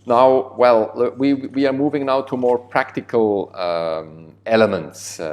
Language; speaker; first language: English; non-native, fluent; German